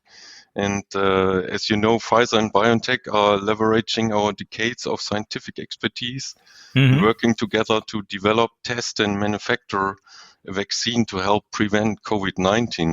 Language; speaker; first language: English; non-native, fluent; German